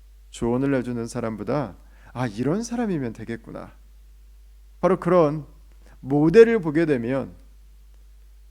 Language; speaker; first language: Korean; native; Korean